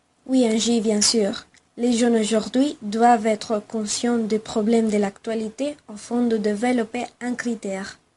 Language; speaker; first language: French; non-native, fluent; Spanish